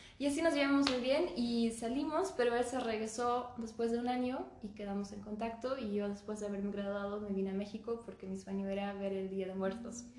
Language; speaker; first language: Spanish; early bilingual, heritage; Spanish